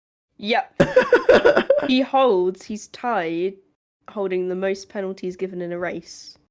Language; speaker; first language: English; native; English